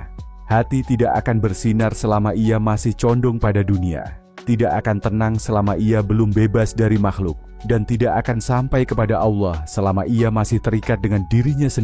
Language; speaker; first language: Indonesian; native; Indonesian